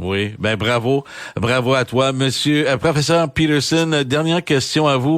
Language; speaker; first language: French; native; French